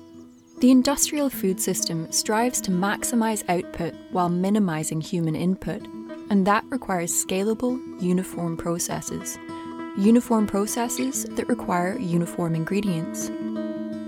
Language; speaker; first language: English; native; English